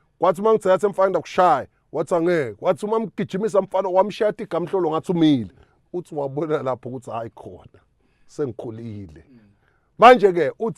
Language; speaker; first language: Zulu; non-native, local second language; Swati